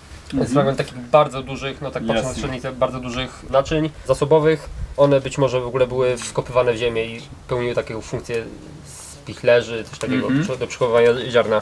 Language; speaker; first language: Polish; native; Polish